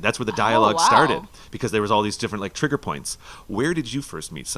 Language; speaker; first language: English; native; English